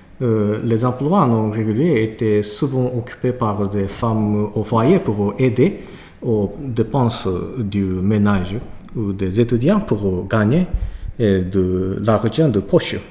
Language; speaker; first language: French; non-native, learner; Japanese